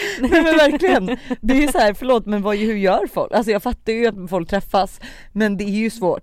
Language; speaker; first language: Swedish; native; Swedish